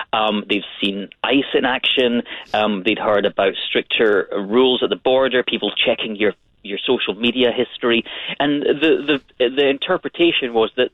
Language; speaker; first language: English; native; English